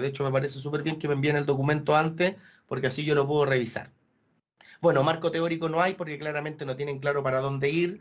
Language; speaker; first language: Spanish; native; Spanish